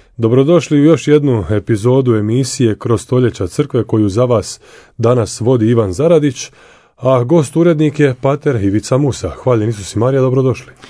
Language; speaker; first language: Croatian; native; Croatian